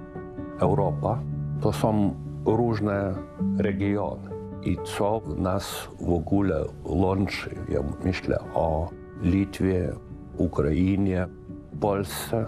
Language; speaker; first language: Polish; non-native, fluent; Lithuanian